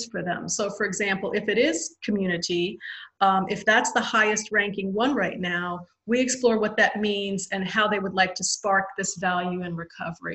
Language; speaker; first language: English; native; English